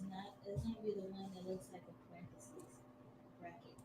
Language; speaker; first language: English; native; English